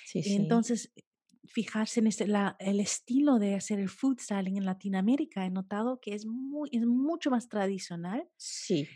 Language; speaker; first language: Spanish; early bilingual, heritage; Spanish